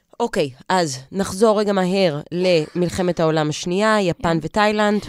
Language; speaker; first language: Hebrew; native; Hebrew